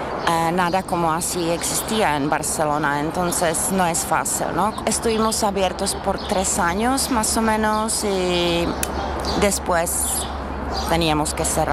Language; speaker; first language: Spanish; non-native, fluent; Czech